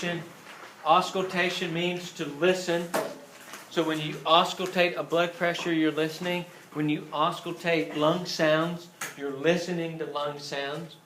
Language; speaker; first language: English; native; English